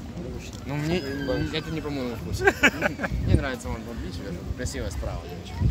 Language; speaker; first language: Russian; native; Russian